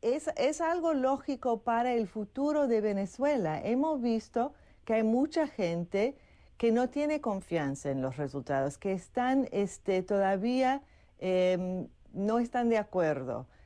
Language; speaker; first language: Spanish; non-native, fluent; English